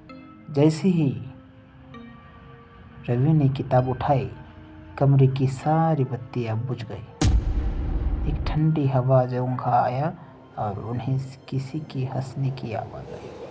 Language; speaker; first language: Hindi; native; Hindi